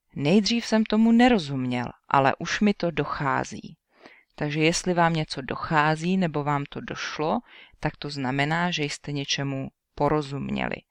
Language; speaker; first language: Czech; native; Czech